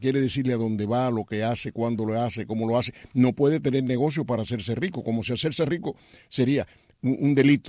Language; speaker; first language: Spanish; native; Spanish